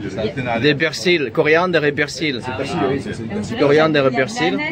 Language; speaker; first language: French; non-native, fluent; Arabic